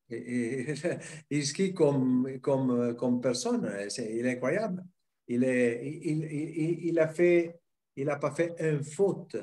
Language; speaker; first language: French; non-native, fluent; Italian